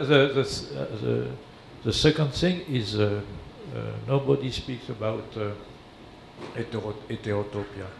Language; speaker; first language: English; non-native, learner; French